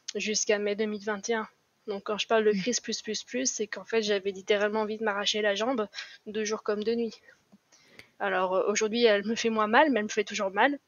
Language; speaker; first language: French; native; French